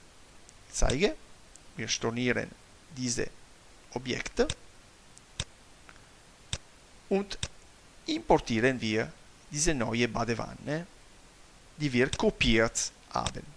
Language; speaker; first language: German; non-native, fluent; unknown